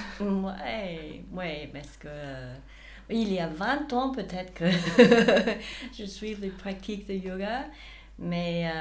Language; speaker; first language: French; non-native, fluent; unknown